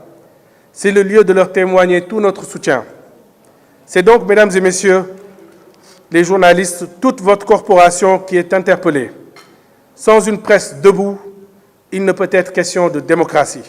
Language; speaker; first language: French; non-native, local second language; Wolof